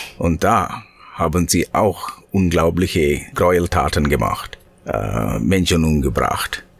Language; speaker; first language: German; non-native, fluent; Sinhala